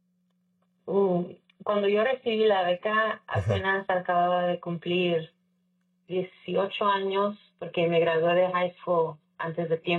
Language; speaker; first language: Spanish; native; Spanish